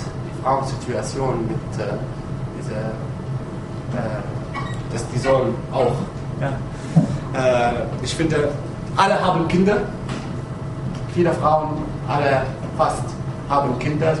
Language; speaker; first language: German; non-native, fluent; Arabic